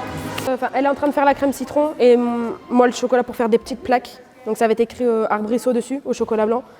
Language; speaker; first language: French; native; French